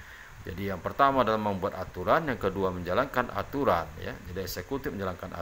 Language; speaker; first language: Indonesian; native; Indonesian